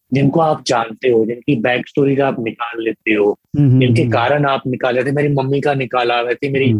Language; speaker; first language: Hindi; native; Hindi